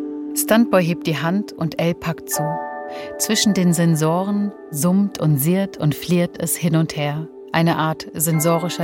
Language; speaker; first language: German; native; German